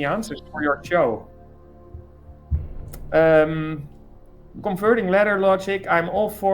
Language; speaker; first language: English; non-native, fluent; Dutch